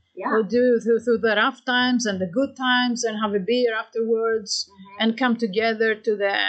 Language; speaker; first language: English; non-native, fluent; Greek